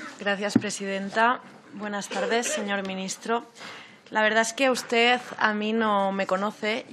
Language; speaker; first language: Spanish; non-native, local second language; Catalan